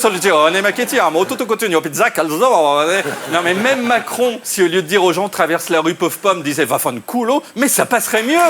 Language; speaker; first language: French; native; French